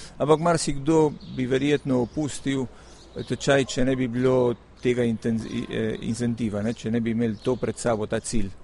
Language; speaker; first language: Slovenian; early bilingual, heritage; Slovenian